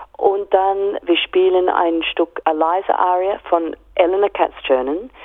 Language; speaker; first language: German; non-native, fluent; English